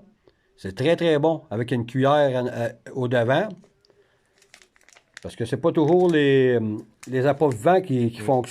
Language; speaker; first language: French; native; French